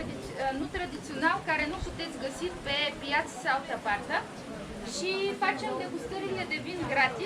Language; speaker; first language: Romanian; non-native, learner; Bulgarian